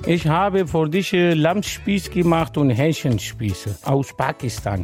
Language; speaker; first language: German; non-native, learner; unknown